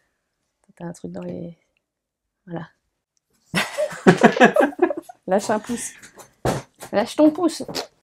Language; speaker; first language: French; native; French